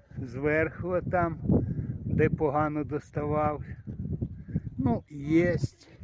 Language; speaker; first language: Ukrainian; native; Ukrainian